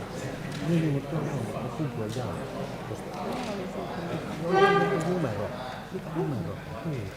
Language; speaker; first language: Finnish; native; Finnish